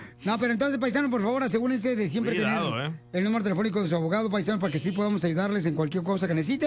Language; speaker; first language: Spanish; native; Spanish